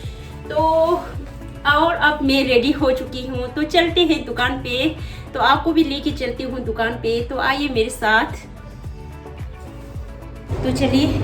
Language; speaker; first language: Hindi; non-native, local second language; Tibetan